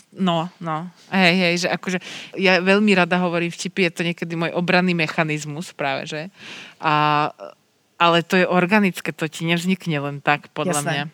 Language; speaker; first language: Slovak; native; Slovak